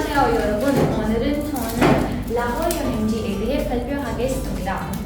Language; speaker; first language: Korean; non-native, learner; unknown